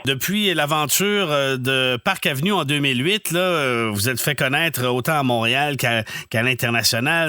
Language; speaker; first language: French; native; French